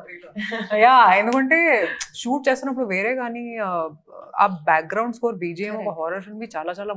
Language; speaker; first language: Telugu; non-native, fluent; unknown